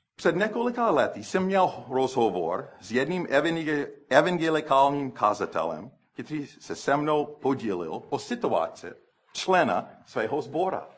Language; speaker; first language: Czech; non-native, fluent; English